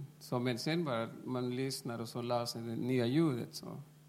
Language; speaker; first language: Swedish; non-native, fluent; Spanish